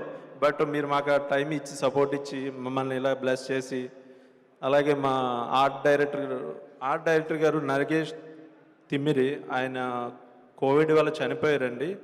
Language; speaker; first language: Telugu; native; Telugu